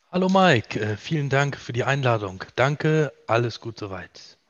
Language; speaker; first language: German; native; German